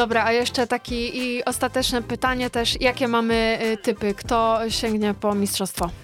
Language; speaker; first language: Polish; native; Polish